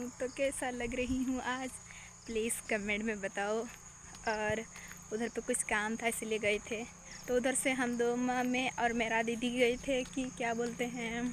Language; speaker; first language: Hindi; non-native, local second language; Santali